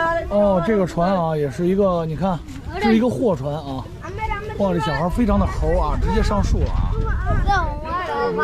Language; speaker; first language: Chinese; native; Chinese